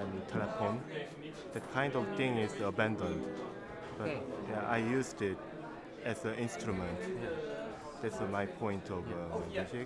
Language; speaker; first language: English; non-native, learner; Korean